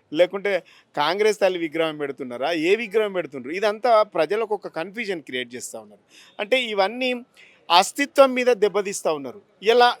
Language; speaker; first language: Telugu; native; Telugu